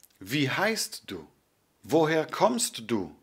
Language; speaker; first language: German; non-native, fluent; Polish